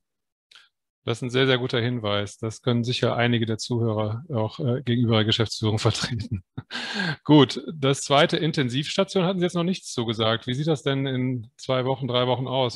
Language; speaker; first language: German; native; German